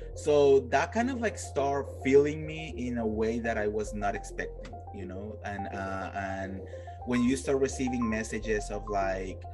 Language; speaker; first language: English; non-native, fluent; Spanish